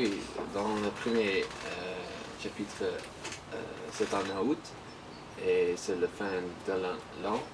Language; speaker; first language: French; non-native, learner; Dutch